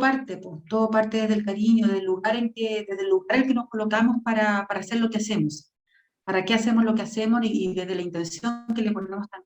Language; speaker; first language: Spanish; native; Spanish